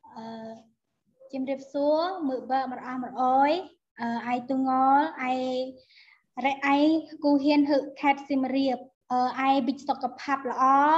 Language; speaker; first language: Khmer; non-native, local second language; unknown